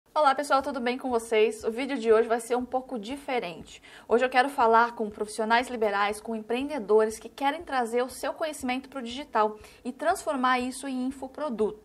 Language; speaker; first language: Portuguese; native; Portuguese